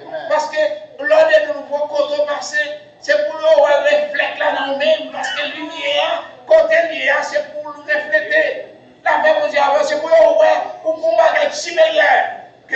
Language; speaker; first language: French; non-native, local second language; Haitian Creole